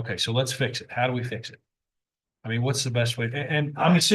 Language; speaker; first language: English; native; English